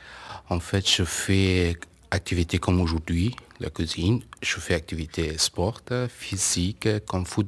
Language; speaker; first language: French; non-native, learner; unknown